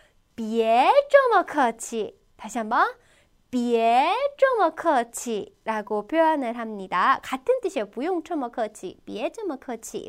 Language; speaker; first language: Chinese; non-native, fluent; Korean